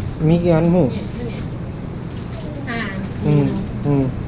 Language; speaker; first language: Korean; non-native, learner; Thai